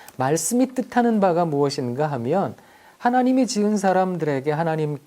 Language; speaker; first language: Korean; native; Korean